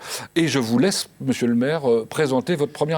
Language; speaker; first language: French; native; French